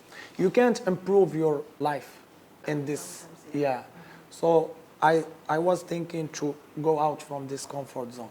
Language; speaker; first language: English; non-native, learner; Arabic